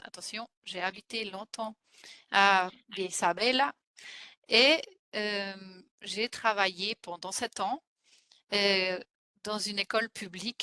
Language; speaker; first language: French; non-native, fluent; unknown